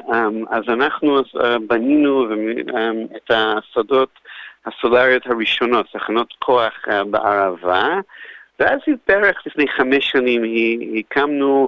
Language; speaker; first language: Hebrew; non-native, fluent; English